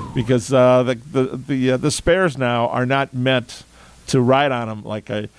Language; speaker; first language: English; native; English